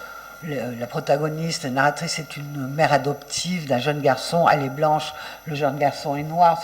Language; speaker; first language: French; native; French